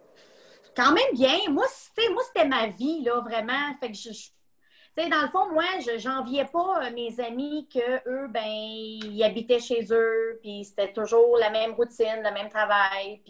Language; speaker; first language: French; native; French